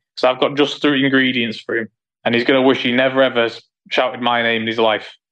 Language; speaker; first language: English; native; English